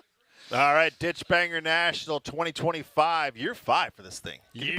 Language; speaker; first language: English; native; English